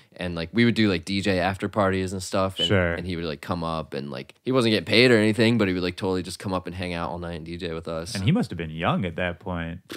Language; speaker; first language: English; native; English